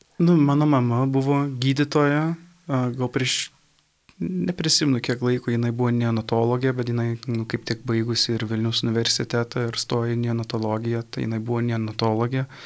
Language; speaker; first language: Lithuanian; early bilingual, heritage; Lithuanian